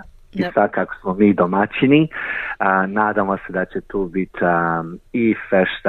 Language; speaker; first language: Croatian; early bilingual, heritage; Croatian